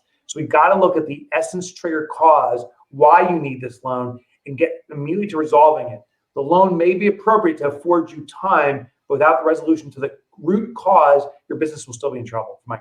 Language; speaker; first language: English; native; English